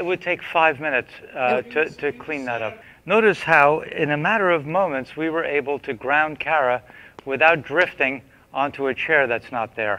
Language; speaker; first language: English; native; English